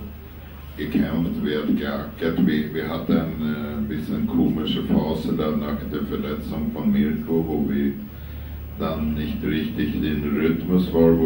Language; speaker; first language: German; non-native, fluent; Swedish